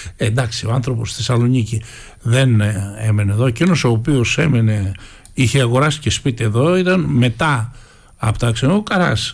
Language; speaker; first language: Greek; native; Greek